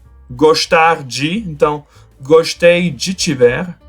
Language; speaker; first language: Portuguese; non-native, fluent; French